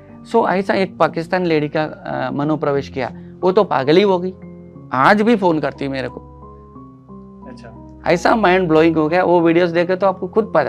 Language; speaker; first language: Hindi; non-native, local second language; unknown